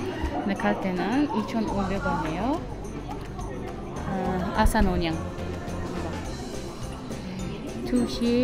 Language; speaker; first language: Korean; non-native, fluent; Uzbek